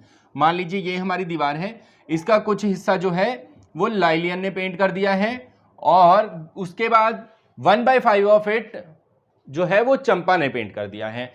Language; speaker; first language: Hindi; native; Hindi